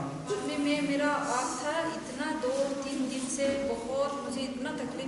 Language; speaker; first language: Hindi; non-native, local second language; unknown